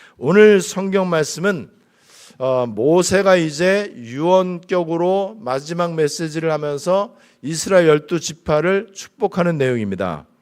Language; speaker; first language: Korean; native; Korean